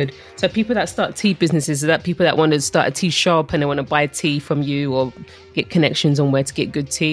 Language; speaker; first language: English; native; English